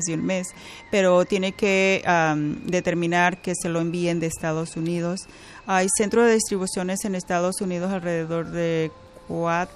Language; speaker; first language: Spanish; native; Spanish